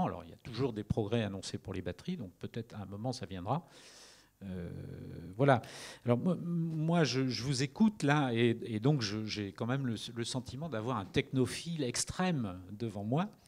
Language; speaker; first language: French; native; French